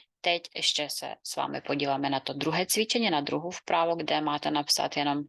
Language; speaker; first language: Czech; non-native, fluent; Ukrainian